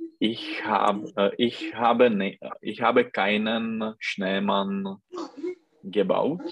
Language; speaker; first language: German; non-native, learner; Czech